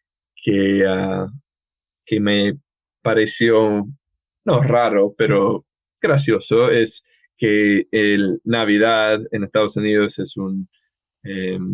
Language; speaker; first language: Spanish; non-native, fluent; English